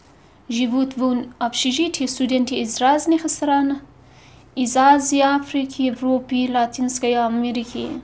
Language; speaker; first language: Russian; non-native, fluent; Persian